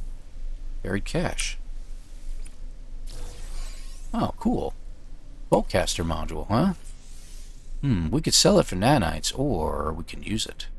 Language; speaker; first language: English; native; English